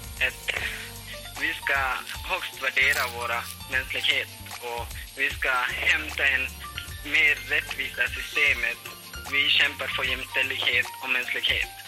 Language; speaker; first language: Swedish; non-native, fluent; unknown